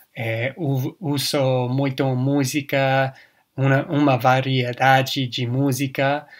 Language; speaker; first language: Portuguese; non-native, learner; English